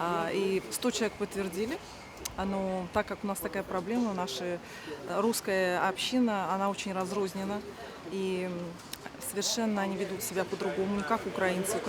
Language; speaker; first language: Russian; native; Russian